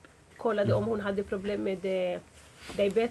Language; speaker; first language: Swedish; non-native, fluent; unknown